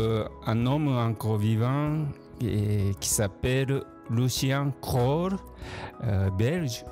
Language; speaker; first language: French; non-native, learner; Japanese